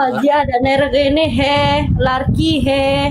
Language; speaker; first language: Hindi; non-native, learner; Pashto